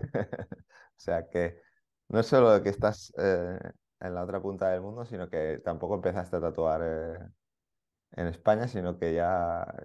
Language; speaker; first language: Spanish; native; Spanish